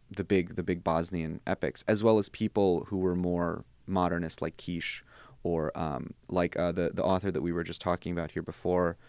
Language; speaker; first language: English; early bilingual, other home language; Bosnian